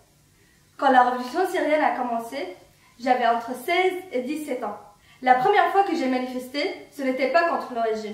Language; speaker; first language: French; non-native, fluent; Arabic